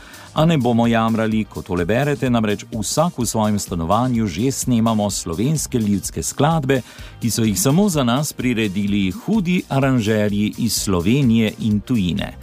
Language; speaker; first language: Slovenian; native; Slovenian